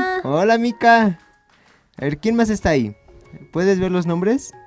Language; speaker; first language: Spanish; native; Spanish